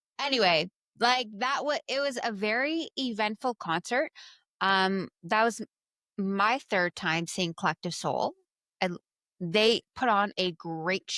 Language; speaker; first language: English; native; English